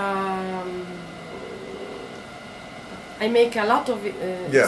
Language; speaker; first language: English; non-native, learner; Italian